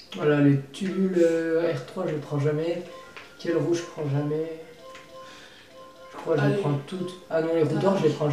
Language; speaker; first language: French; native; French